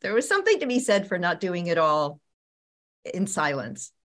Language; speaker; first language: English; native; English